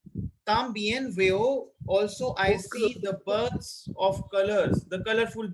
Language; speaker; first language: English; non-native, local second language; Hindi